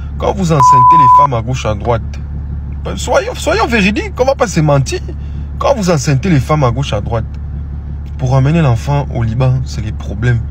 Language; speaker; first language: French; non-native, local second language; Arabic